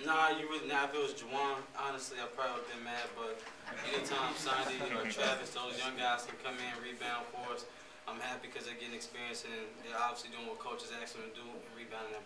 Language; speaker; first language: English; native; English